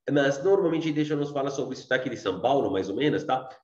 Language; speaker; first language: Portuguese; non-native, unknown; Arabic